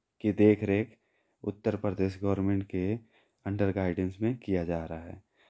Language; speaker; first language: Hindi; native; Hindi